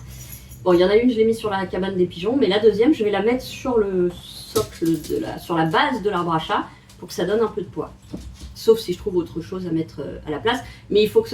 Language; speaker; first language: French; native; French